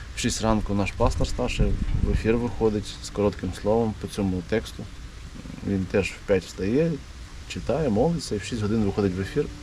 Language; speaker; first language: Ukrainian; non-native, local second language; Russian